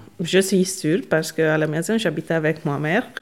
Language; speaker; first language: French; non-native, learner; Hungarian